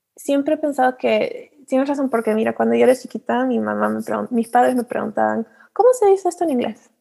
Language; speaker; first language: Spanish; early bilingual, heritage; Spanish